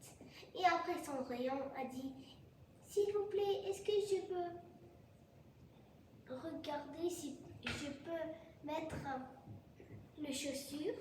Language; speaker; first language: French; non-native, learner; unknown